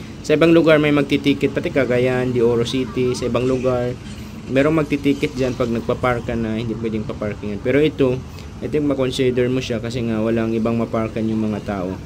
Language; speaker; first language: Filipino; non-native, local second language; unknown